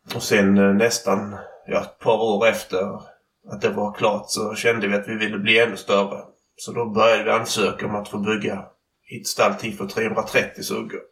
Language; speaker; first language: Swedish; native; Swedish